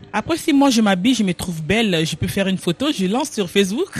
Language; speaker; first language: French; non-native, local second language; Lingala